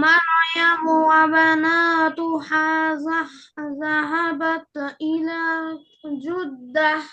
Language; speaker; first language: Arabic; non-native, learner; Bangla